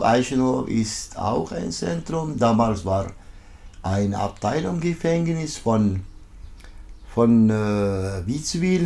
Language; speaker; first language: German; non-native, learner; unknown